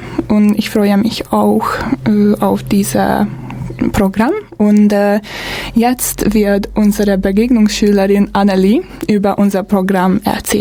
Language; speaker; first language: German; non-native, fluent; Hungarian